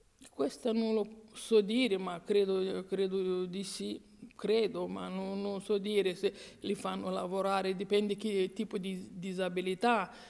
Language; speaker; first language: Italian; non-native, fluent; Romanian